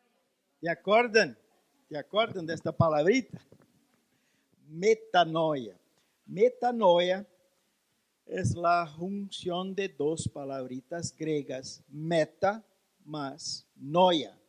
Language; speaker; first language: Spanish; non-native, learner; Portuguese